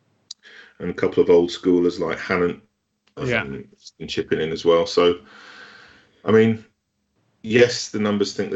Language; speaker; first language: English; native; English